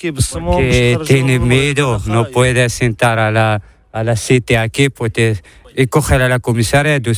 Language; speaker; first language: Spanish; non-native, learner; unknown